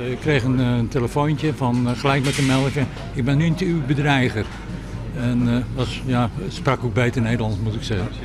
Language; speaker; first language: Dutch; native; Dutch